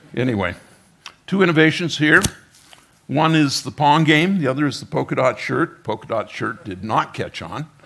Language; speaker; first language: English; native; English